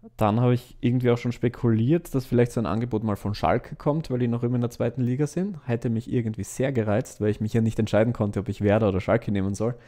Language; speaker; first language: German; native; German